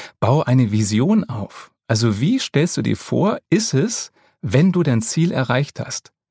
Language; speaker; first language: German; native; German